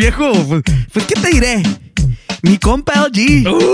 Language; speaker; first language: Spanish; early bilingual, other home language; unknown